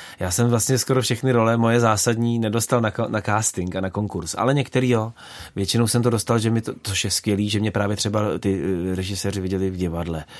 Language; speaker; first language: Czech; native; Czech